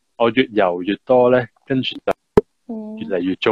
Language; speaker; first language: Chinese; early bilingual, heritage; Cantonese